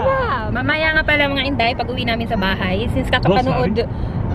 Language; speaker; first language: Filipino; non-native, local second language; Cebuano